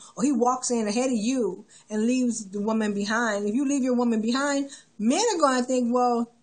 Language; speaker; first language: English; native; English